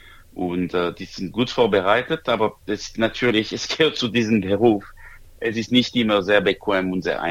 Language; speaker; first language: German; non-native, local second language; French